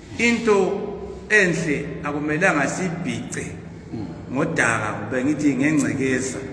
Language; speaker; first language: Zulu; native; Zulu